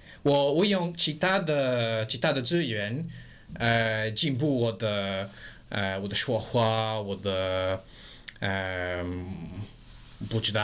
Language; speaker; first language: Chinese; non-native, learner; English